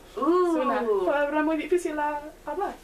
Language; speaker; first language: Spanish; non-native, learner; English